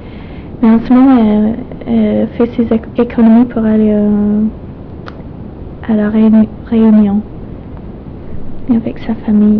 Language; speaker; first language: French; non-native, fluent; English